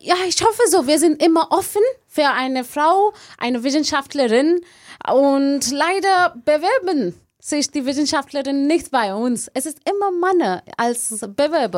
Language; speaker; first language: German; non-native, fluent; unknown